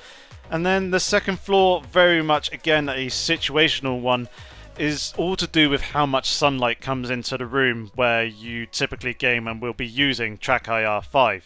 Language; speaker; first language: English; native; English